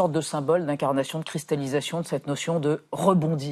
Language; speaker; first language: French; native; French